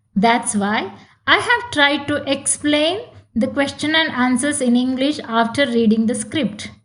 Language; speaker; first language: English; non-native, local second language; Kannada